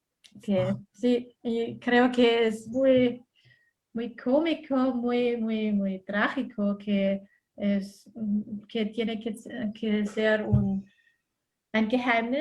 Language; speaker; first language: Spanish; non-native, learner; German